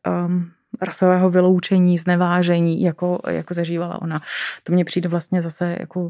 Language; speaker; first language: Czech; native; Czech